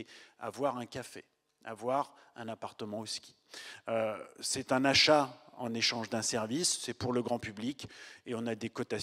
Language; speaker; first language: French; native; French